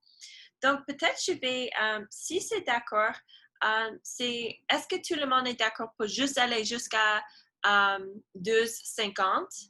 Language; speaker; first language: French; non-native, learner; English